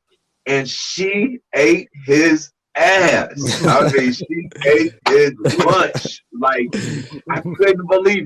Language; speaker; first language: English; native; English